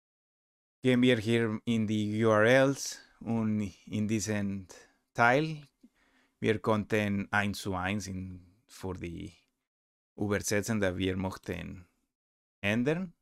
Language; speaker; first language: German; non-native, learner; Spanish